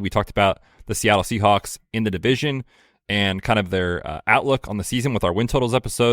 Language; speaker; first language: English; native; English